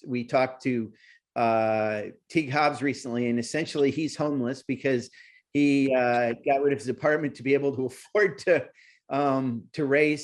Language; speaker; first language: English; native; English